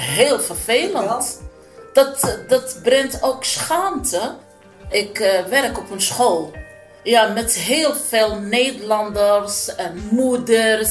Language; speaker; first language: Dutch; non-native, learner; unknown